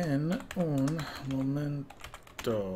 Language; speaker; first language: Spanish; non-native, learner; English